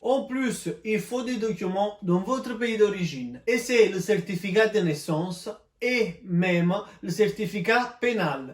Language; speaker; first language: French; non-native, fluent; Italian